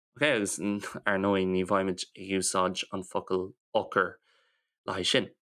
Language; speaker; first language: Irish; non-native, local second language; English